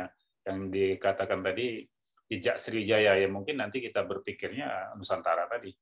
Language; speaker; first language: Indonesian; native; Indonesian